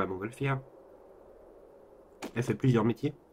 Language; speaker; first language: French; native; French